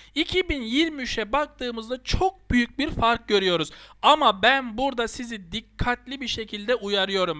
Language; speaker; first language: Turkish; native; Turkish